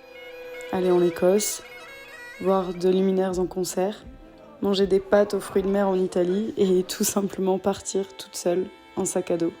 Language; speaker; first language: French; native; French